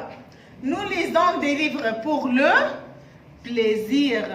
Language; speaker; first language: French; non-native, fluent; Arabic